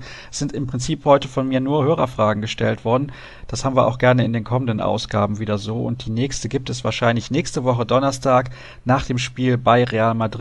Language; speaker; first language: German; native; German